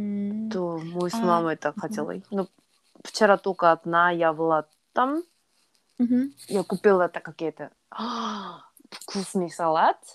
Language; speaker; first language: Russian; non-native, learner; Korean